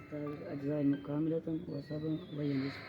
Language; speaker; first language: Arabic; non-native, learner; Urdu